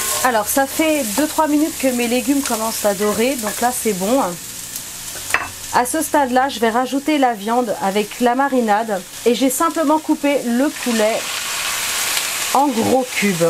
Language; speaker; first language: French; native; French